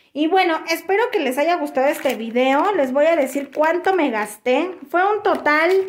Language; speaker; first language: Spanish; native; Spanish